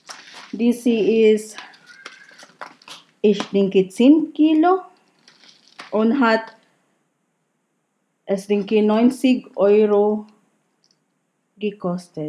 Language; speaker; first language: German; non-native, learner; Filipino